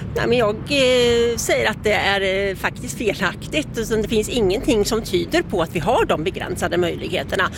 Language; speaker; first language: Swedish; native; Swedish